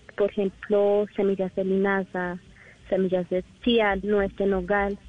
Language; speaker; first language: Spanish; non-native, learner; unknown